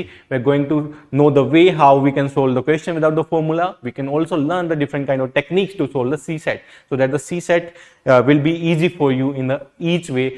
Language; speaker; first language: English; non-native, local second language; Hindi